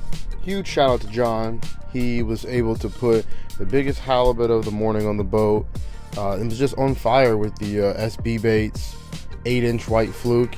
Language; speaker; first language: English; native; English